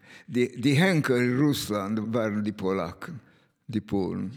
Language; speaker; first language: German; non-native, fluent; Hungarian